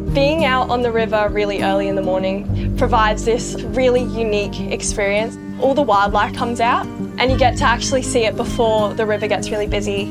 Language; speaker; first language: English; native; English